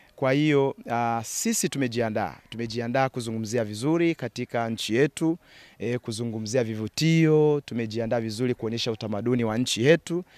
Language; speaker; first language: Swahili; native; Swahili